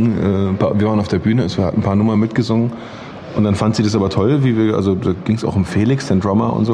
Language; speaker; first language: German; native; German